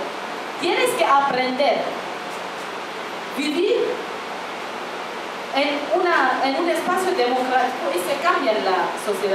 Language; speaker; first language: Spanish; non-native, fluent; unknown